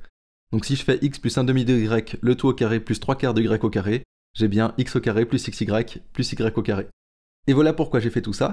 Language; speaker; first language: French; native; French